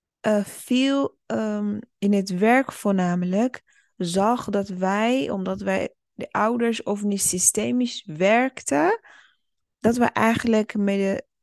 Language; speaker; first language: Dutch; early bilingual, other home language; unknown